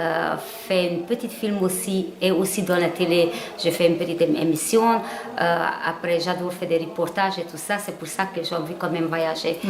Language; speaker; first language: French; non-native, learner; Hungarian